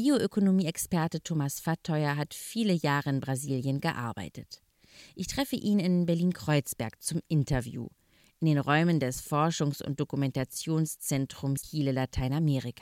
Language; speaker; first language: German; native; German